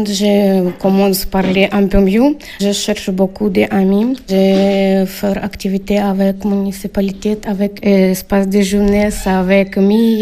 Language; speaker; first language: French; non-native, learner; Ukrainian